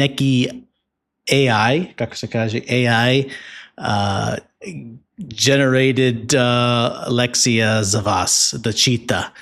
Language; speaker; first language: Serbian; non-native, learner; English